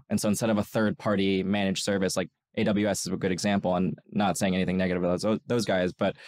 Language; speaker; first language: English; native; English